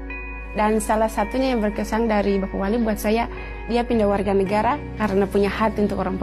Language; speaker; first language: Indonesian; non-native, local second language; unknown